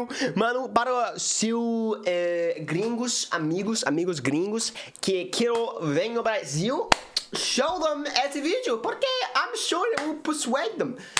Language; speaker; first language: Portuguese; non-native, learner; English